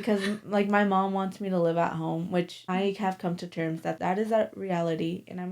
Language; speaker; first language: English; native; English